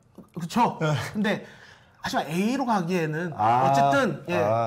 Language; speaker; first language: Korean; native; Korean